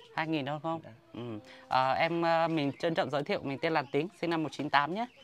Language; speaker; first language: Vietnamese; non-native, local second language; Hmong